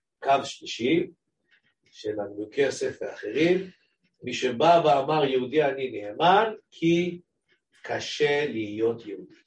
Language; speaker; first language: Hebrew; native; Hebrew